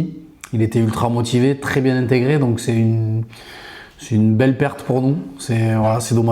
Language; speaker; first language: French; native; French